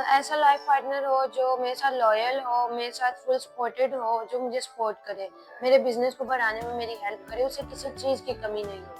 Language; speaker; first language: Urdu; native; Urdu